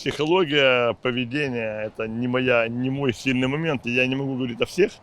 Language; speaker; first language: Ukrainian; non-native, local second language; Russian